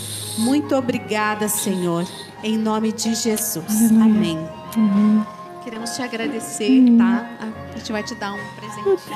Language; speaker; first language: Portuguese; native; Portuguese